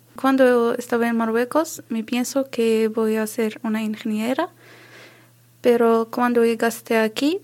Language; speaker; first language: Spanish; non-native, learner; Arabic